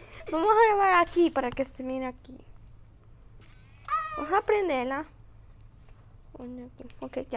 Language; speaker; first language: Spanish; native; Spanish